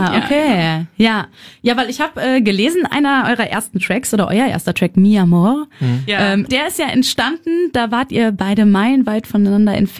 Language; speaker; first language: German; native; German